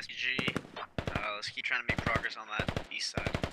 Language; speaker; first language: English; native; English